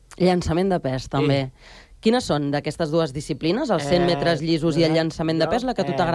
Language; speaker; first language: Catalan; native; Catalan